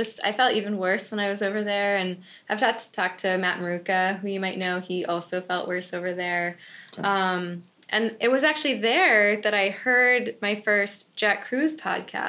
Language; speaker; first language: English; native; English